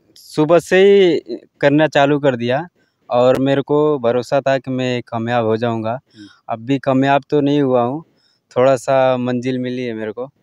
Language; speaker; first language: Hindi; native; Hindi